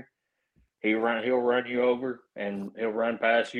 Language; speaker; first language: English; early bilingual, other home language; Spanish